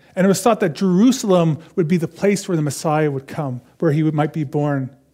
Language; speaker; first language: English; native; English